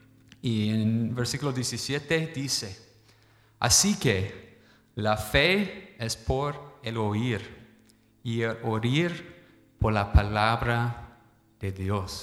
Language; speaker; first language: Spanish; non-native, fluent; English